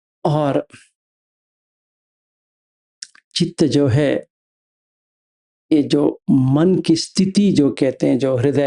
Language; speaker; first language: Hindi; native; Hindi